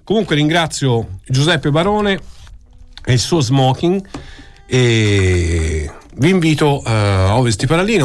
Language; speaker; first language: Italian; native; Italian